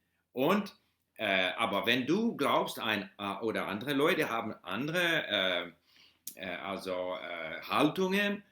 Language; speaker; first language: German; non-native, learner; English